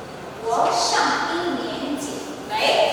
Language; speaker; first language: Chinese; non-native, fluent; Indonesian